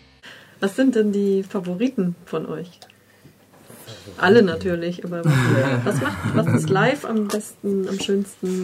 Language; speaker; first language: German; native; German